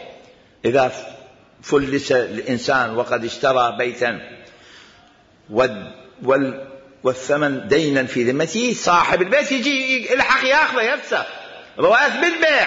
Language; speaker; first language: Arabic; native; Arabic